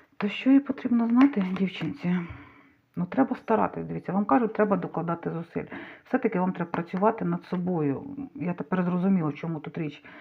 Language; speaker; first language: Ukrainian; non-native, local second language; Russian